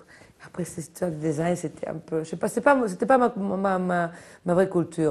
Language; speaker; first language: French; non-native, fluent; Spanish